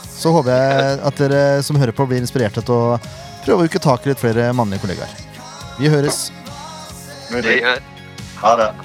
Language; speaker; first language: Norwegian; native; Norwegian